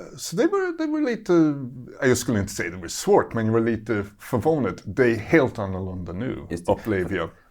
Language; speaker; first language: Swedish; non-native, fluent; English